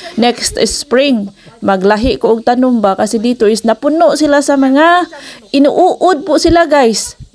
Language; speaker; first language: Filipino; non-native, local second language; Cebuano